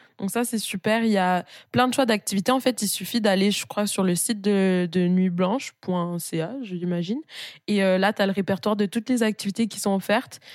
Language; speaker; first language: French; native; French